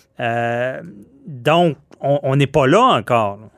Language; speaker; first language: French; native; French